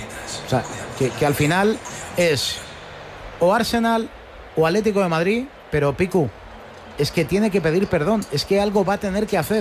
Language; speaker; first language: Spanish; native; Spanish